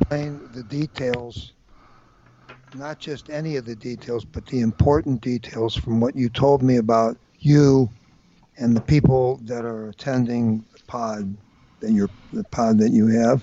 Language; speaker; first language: English; native; English